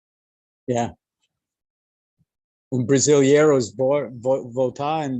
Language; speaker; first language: Portuguese; non-native, learner; English